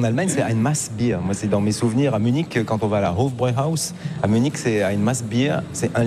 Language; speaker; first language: French; native; French